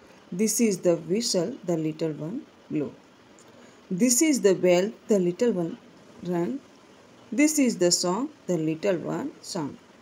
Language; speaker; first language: English; non-native, local second language; Gujarati